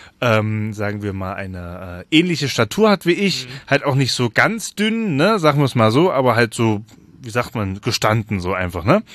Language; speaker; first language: German; native; German